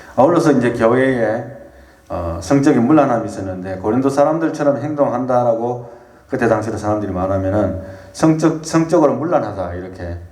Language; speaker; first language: Korean; native; Korean